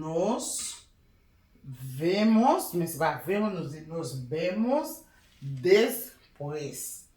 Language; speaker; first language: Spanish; non-native, learner; Haitian Creole